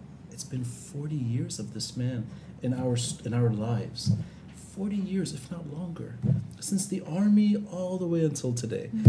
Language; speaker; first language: English; non-native, local second language; Arabic